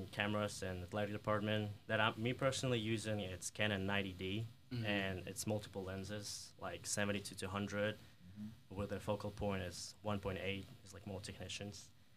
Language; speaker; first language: English; non-native, fluent; Ukrainian